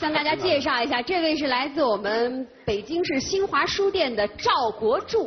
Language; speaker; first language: Chinese; native; Chinese